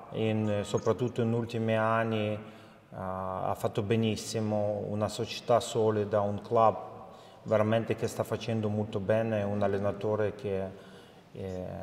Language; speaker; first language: Italian; non-native, fluent; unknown